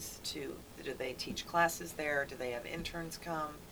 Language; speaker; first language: English; native; English